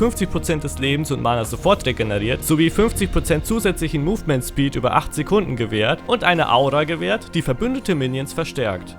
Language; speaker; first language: German; native; German